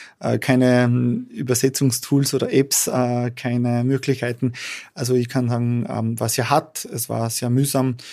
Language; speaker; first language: German; non-native, fluent; Albanian